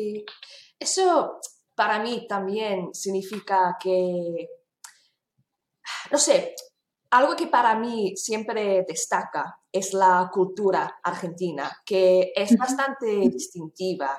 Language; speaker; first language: Spanish; non-native, fluent; English